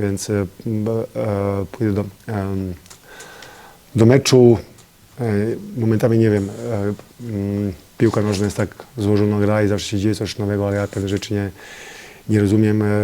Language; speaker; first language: Polish; non-native, fluent; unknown